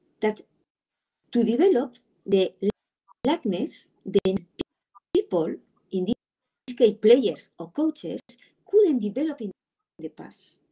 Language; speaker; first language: English; non-native, learner; Spanish